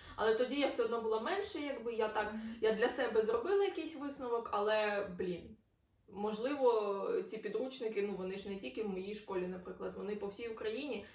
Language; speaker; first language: Ukrainian; non-native, local second language; Russian